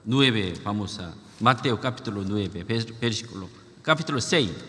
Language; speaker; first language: Spanish; non-native, learner; Korean